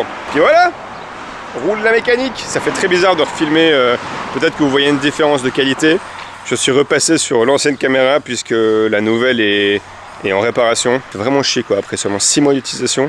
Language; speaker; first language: French; native; French